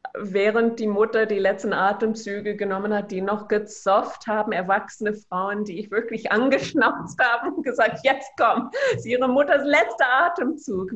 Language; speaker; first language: German; non-native, fluent; English